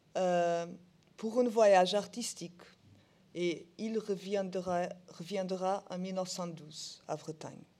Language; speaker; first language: French; non-native, learner; Portuguese